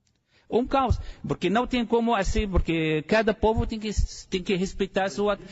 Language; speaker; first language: Portuguese; non-native, fluent; Arabic